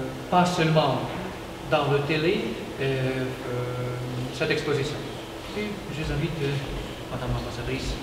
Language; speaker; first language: French; non-native, learner; Ukrainian